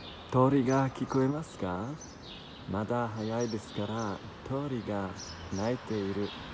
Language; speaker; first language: Japanese; non-native, learner; Italian